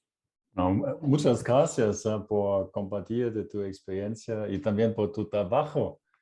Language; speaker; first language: Spanish; non-native, fluent; German